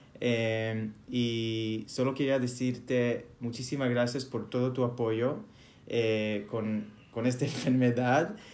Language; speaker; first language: Spanish; non-native, fluent; Hebrew